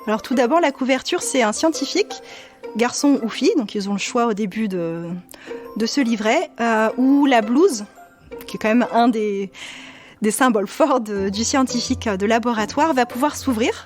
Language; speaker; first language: French; native; French